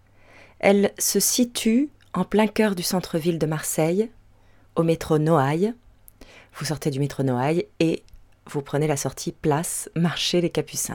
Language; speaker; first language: French; native; French